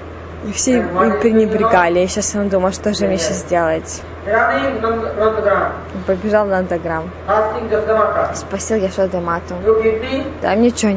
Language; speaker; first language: Russian; non-native, fluent; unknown